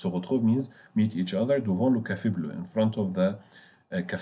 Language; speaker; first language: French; non-native, fluent; Arabic